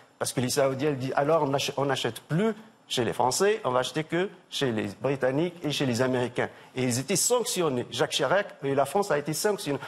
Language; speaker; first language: French; non-native, local second language; Arabic